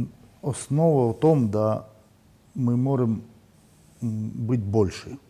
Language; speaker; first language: Slovenian; non-native, learner; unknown